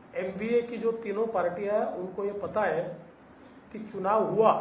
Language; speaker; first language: Hindi; non-native, local second language; Marathi